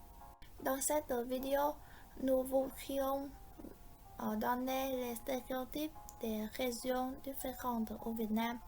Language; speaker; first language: French; non-native, fluent; Vietnamese